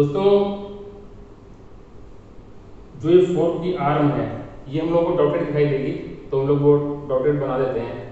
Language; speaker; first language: Hindi; native; Hindi